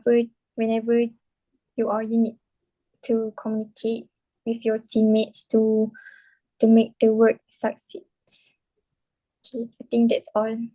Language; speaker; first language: English; non-native, local second language; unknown